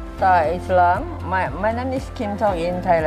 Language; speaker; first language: English; non-native, learner; Thai